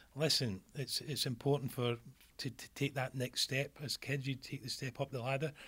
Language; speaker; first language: English; native; English